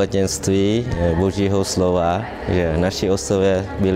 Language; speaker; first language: Czech; non-native, learner; Vietnamese